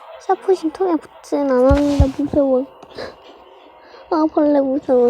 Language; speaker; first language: Korean; native; Korean